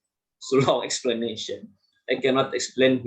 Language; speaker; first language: English; non-native, fluent; Indonesian